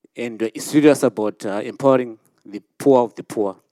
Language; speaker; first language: English; non-native, local second language; Shona